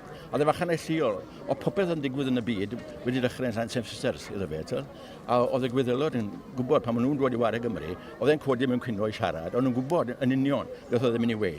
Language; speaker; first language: Welsh; native; Welsh